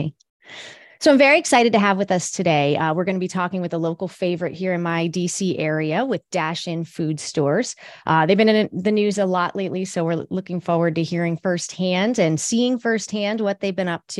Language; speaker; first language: English; native; English